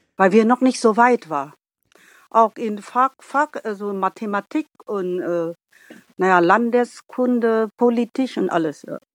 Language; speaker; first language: German; non-native, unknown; Vietnamese